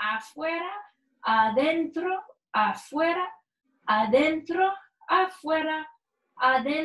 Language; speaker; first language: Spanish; non-native, learner; English